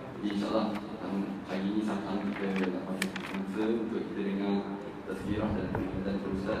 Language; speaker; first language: Malay; native; Malay